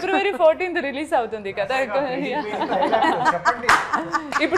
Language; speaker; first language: Telugu; non-native, learner; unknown